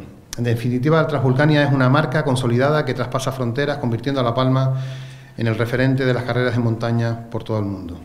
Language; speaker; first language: Spanish; native; Spanish